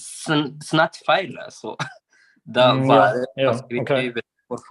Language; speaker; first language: Norwegian; non-native, learner; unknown